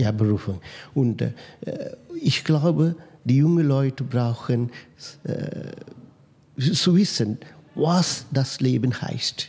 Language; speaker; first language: German; non-native, fluent; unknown